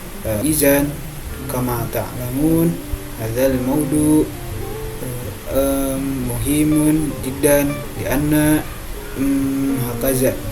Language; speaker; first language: Arabic; non-native, learner; Indonesian